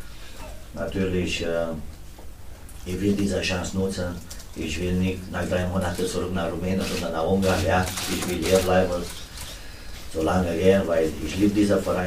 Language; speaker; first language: German; non-native, fluent; Romanian